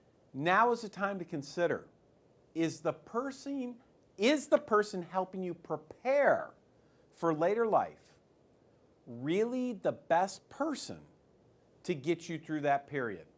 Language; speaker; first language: English; native; English